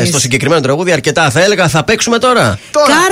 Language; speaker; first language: Greek; native; Greek